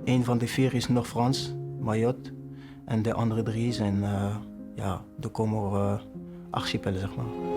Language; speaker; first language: Dutch; non-native, learner; French